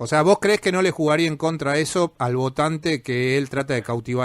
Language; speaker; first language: Spanish; native; Spanish